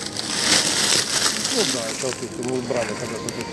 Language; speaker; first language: Russian; non-native, local second language; Ukrainian